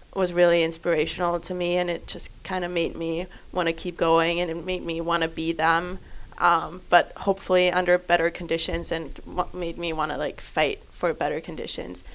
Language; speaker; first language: English; non-native, fluent; German